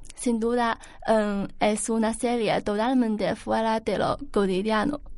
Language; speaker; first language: Spanish; non-native, learner; Chinese